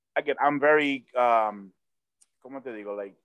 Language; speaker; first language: English; early bilingual, other home language; Spanish